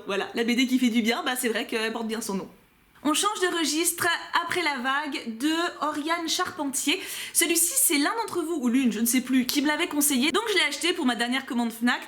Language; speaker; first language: French; native; French